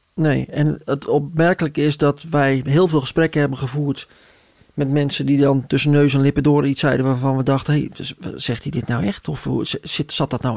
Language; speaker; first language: Dutch; native; Dutch